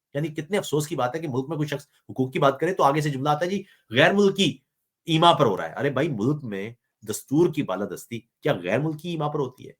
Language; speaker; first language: Urdu; non-native, local second language; Punjabi